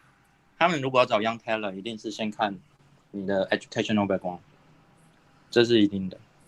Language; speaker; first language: Chinese; native; Chinese